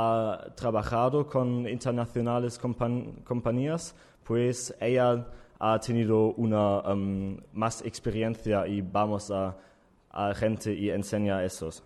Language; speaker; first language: Spanish; non-native, learner; German